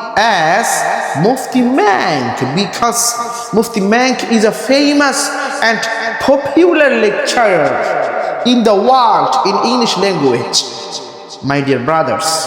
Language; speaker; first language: English; non-native, learner; Bangla